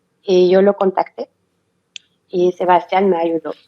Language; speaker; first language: Spanish; non-native, learner; French